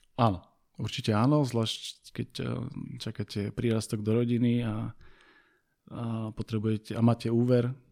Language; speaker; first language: Slovak; native; Slovak